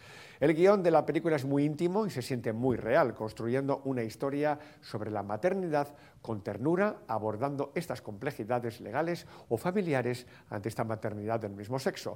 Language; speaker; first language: Spanish; native; Spanish